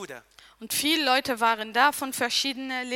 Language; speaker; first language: German; non-native, learner; Arabic